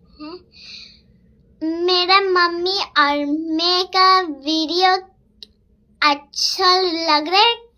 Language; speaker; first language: Hindi; non-native, local second language; Bangla